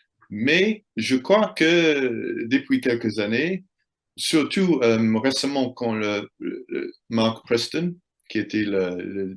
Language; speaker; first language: French; non-native, fluent; English